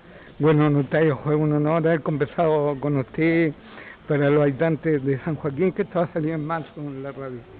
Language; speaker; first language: Spanish; native; Spanish